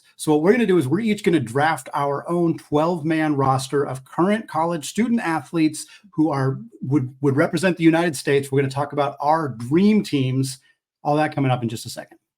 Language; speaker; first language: English; native; English